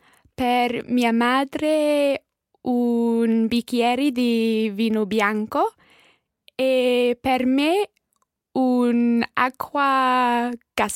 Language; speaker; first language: Italian; non-native, learner; English